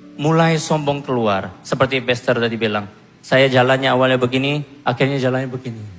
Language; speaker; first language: Indonesian; non-native, fluent; Korean